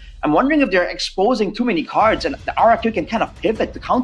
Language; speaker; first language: English; native; English